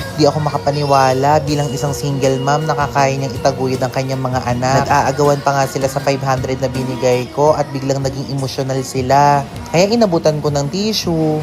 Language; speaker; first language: Filipino; native; Filipino